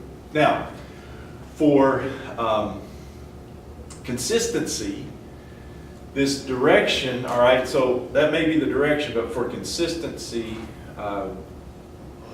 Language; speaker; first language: English; native; English